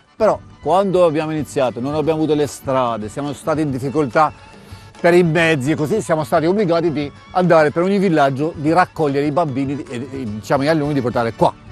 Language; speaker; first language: Italian; non-native, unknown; Albanian